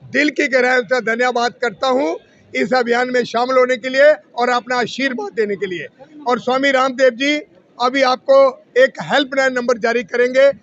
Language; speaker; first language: Hindi; non-native, local second language; Punjabi